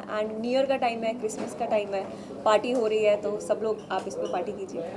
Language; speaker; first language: Hindi; non-native, local second language; Punjabi